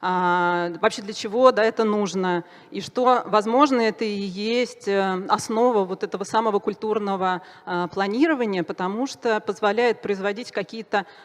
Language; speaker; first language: Russian; native; Russian